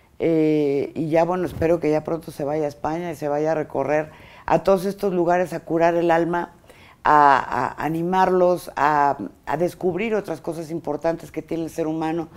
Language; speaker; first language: Spanish; native; Spanish